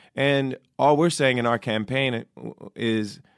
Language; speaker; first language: English; native; English